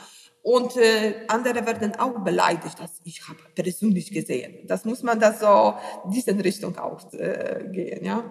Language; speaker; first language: German; non-native, learner; Polish